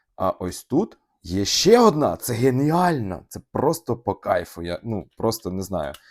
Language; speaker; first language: Ukrainian; non-native, local second language; Russian